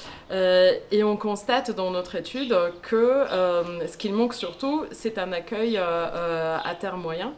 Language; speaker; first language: French; native; French